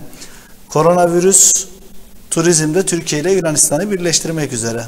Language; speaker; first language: Turkish; native; Turkish